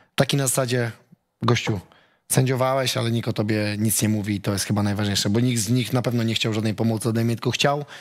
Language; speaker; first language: Polish; native; Polish